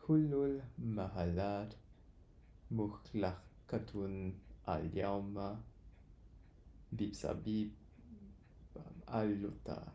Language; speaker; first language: Arabic; non-native, learner; English